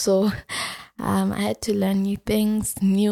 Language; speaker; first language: English; non-native, local second language; Tswana